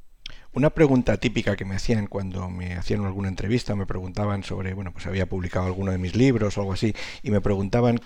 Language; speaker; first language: Spanish; native; Spanish